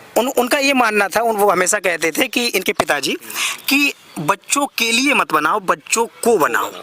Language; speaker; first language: Hindi; native; Hindi